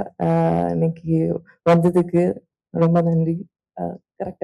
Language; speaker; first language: Tamil; non-native, learner; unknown